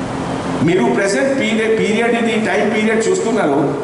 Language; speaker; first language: Telugu; non-native, fluent; Hindi